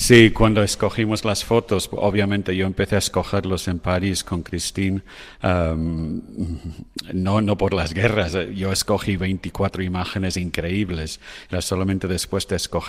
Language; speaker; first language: Spanish; non-native, fluent; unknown